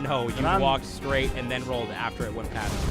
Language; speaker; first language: English; native; English